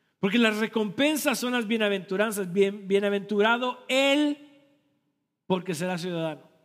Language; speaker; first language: Spanish; early bilingual, heritage; Spanish